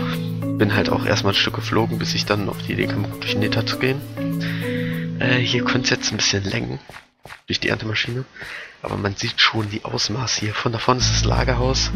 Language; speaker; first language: German; native; German